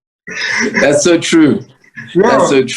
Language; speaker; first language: English; non-native, local second language; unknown